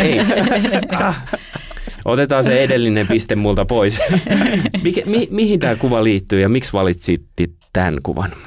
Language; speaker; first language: Finnish; native; Finnish